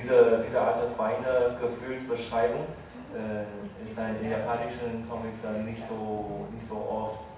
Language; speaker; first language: German; non-native, fluent; Chinese